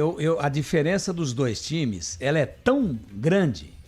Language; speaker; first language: Portuguese; native; Portuguese